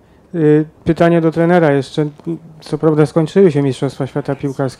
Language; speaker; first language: Polish; native; Polish